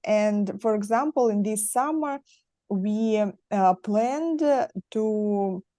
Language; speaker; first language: English; non-native, learner; Russian